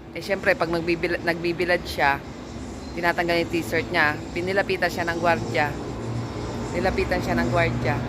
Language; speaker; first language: Filipino; non-native, local second language; Pampanga